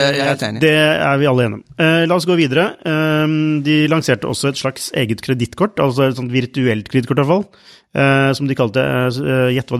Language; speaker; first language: Norwegian; native; Norwegian